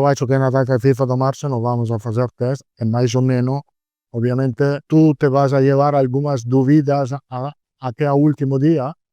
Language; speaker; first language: Portuguese; non-native, learner; Italian